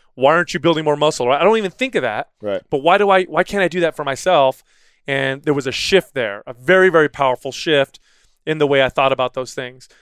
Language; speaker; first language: English; native; English